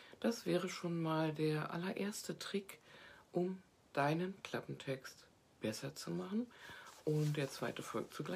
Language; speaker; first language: German; native; German